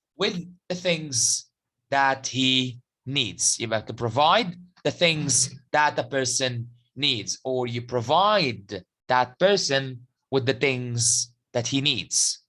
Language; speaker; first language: English; non-native, fluent; Arabic